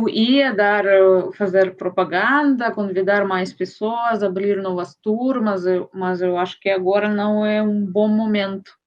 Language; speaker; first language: Portuguese; non-native, fluent; Russian